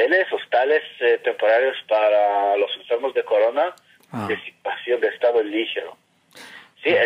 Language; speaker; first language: Spanish; non-native, fluent; Hebrew